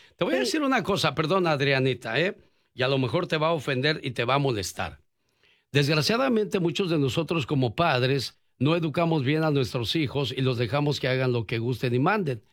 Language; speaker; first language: Spanish; native; Spanish